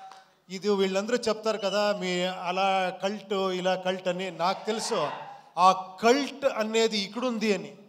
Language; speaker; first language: Telugu; non-native, local second language; Kannada